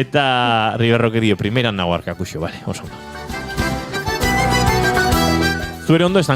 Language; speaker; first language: Basque; native; Basque